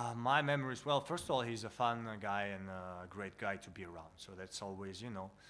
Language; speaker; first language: English; non-native, fluent; Russian